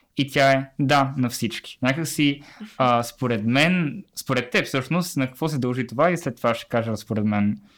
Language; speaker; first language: Bulgarian; native; Bulgarian